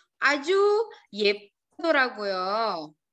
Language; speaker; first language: Korean; non-native, fluent; Indonesian